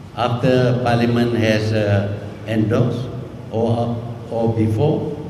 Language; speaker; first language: English; non-native, local second language; Malay